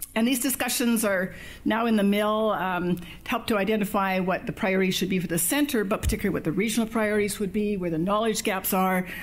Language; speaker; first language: English; native; English